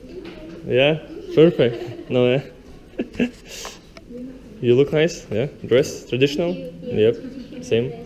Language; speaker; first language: English; non-native, learner; Lithuanian